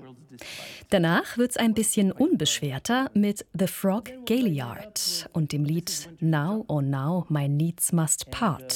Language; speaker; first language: German; native; German